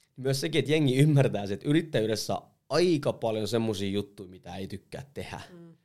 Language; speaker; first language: Finnish; native; Finnish